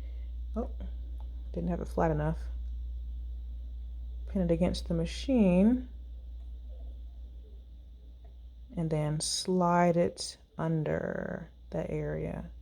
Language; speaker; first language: English; native; English